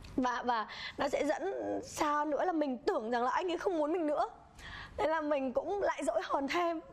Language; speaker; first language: Vietnamese; native; Vietnamese